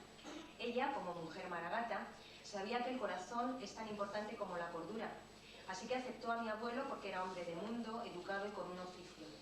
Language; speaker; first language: Spanish; native; Spanish